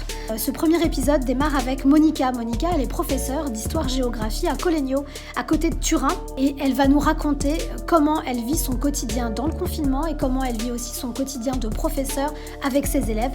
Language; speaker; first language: French; native; French